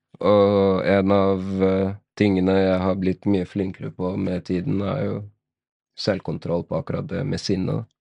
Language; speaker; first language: Norwegian; early bilingual, other home language; Arabic